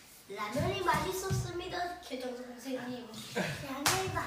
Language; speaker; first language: Korean; early bilingual, heritage; Korean